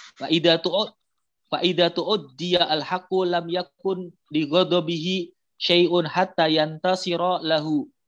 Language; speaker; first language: Arabic; non-native, fluent; Indonesian